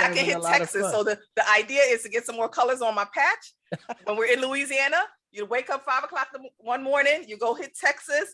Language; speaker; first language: English; native; English